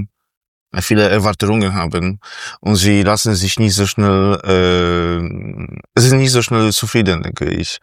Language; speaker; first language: German; non-native, fluent; Polish